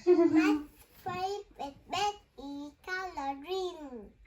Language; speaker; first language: English; non-native, learner; Vietnamese